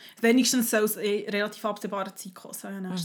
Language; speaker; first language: German; native; German